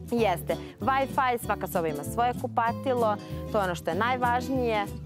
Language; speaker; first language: Serbian; native; Serbian